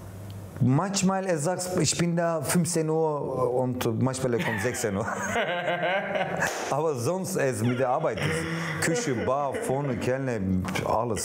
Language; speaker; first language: German; non-native, learner; Turkish